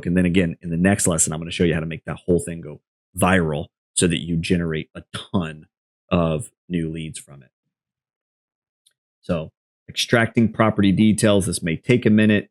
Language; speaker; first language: English; native; English